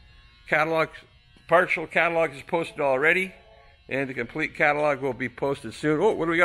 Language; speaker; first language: English; native; English